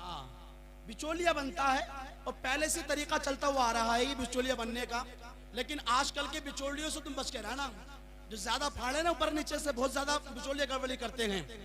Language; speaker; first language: Hindi; native; Hindi